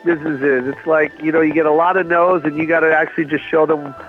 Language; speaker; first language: English; native; English